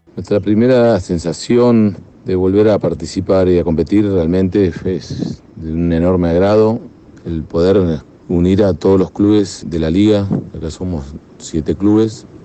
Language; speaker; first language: Spanish; native; Spanish